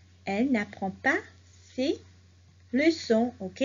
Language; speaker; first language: French; non-native, local second language; Morisyen